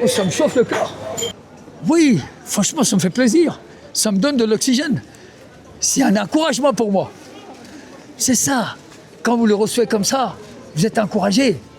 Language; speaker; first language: French; non-native, fluent; Punjabi